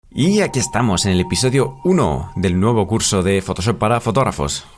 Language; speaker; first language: Spanish; native; Spanish